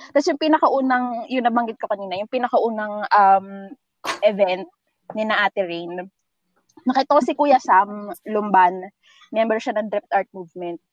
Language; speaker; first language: Filipino; native; Filipino